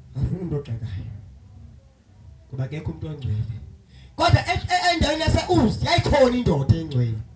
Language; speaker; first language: Zulu; non-native, local second language; Xhosa